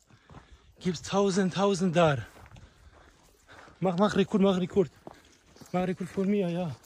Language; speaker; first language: German; non-native, learner; Persian